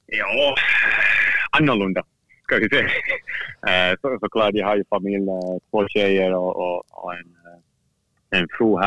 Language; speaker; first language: Swedish; non-native, fluent; Finnish